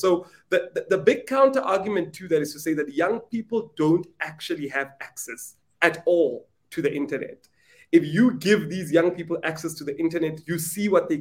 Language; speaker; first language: English; non-native, local second language; Venda